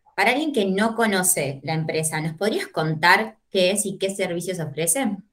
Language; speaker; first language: Spanish; native; Spanish